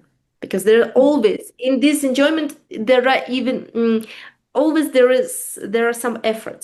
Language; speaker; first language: English; non-native, fluent; Russian